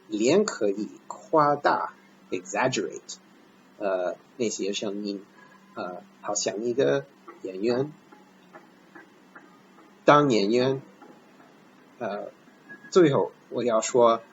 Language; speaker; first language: Chinese; non-native, fluent; English